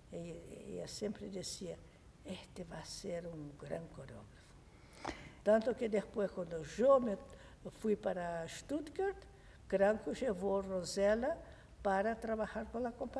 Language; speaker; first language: Spanish; non-native, fluent; Portuguese